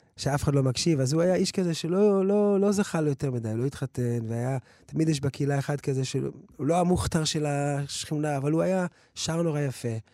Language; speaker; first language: Hebrew; early bilingual, other home language; English